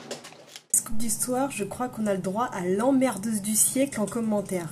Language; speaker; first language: French; native; French